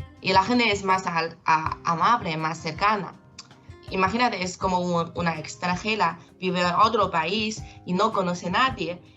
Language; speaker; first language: Spanish; non-native, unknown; Chinese